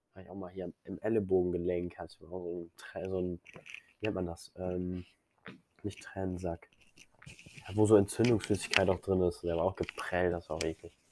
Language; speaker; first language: German; native; German